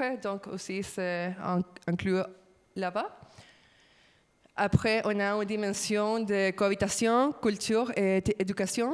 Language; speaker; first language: French; non-native, fluent; Spanish